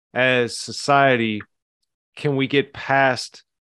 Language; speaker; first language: English; native; English